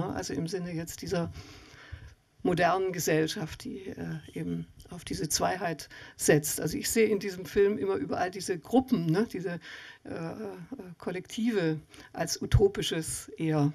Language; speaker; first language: German; native; German